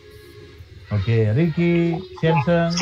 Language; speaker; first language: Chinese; non-native, learner; Indonesian